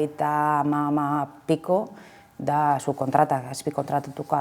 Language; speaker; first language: Basque; native; Basque